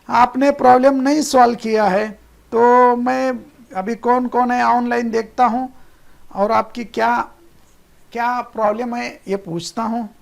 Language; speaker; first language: Hindi; non-native, local second language; Marathi